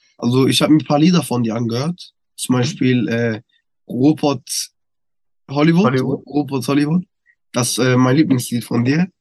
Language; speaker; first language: German; early bilingual, other home language; Turkish